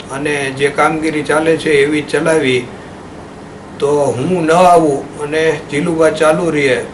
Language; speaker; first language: Gujarati; native; Gujarati